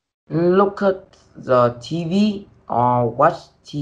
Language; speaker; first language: English; non-native, learner; Vietnamese